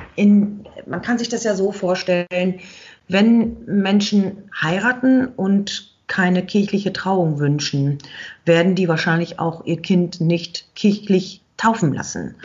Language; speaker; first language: German; native; German